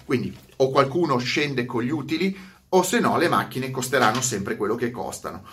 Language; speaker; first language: Italian; native; Italian